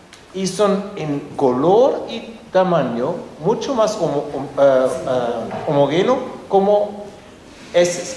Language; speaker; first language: Spanish; non-native, fluent; German